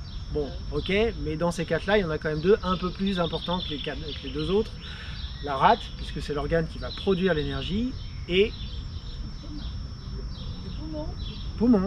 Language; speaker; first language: French; native; French